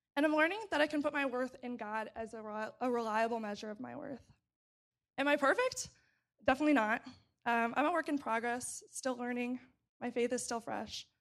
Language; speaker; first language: English; native; English